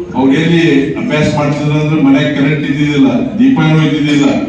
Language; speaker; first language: Kannada; non-native, local second language; Lambadi